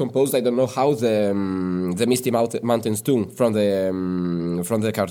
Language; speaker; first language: English; non-native, fluent; Italian